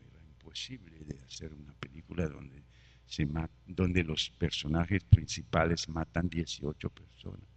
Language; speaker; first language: Spanish; non-native, fluent; French